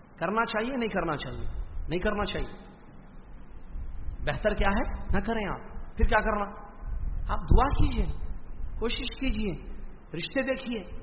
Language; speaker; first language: Urdu; native; Urdu